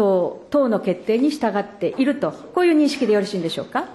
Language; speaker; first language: Japanese; native; Japanese